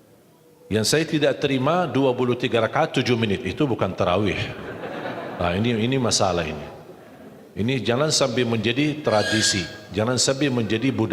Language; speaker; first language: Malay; non-native, fluent; Arabic